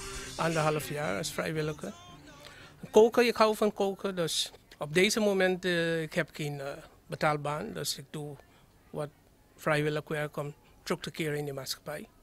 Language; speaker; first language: Dutch; non-native, fluent; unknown